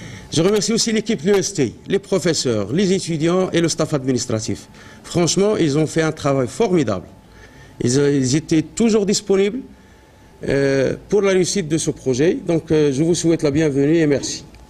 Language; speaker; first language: French; non-native, local second language; Arabic